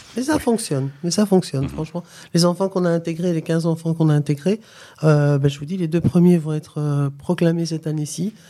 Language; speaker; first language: French; native; French